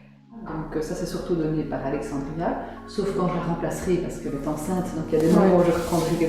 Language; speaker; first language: French; native; French